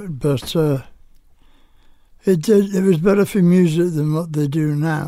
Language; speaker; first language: English; native; English